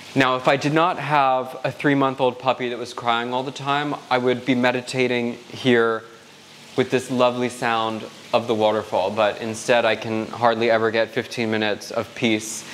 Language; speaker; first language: English; native; English